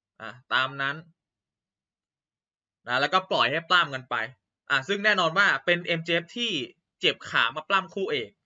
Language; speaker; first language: Thai; native; Thai